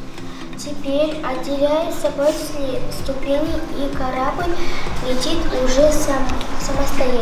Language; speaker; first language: Russian; non-native, local second language; Kazakh